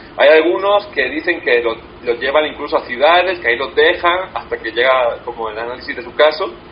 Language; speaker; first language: Spanish; native; Spanish